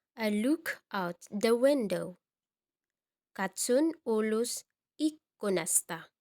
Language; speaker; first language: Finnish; non-native, learner; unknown